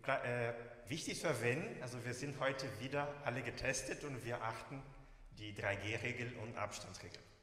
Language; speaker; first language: German; native; German